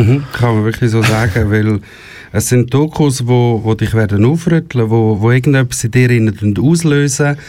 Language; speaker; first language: German; native; German